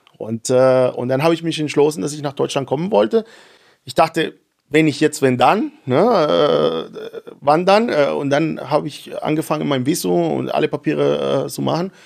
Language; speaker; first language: German; non-native, fluent; Spanish